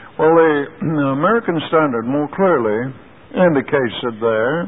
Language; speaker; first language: English; native; English